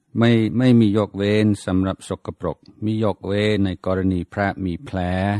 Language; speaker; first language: Thai; non-native, fluent; English